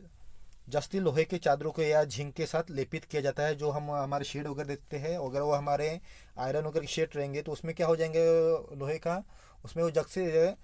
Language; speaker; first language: Hindi; non-native, local second language; Marathi